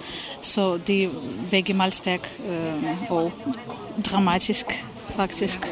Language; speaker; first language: Danish; non-native, fluent; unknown